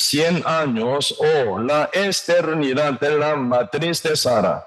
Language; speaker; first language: Spanish; non-native, learner; Korean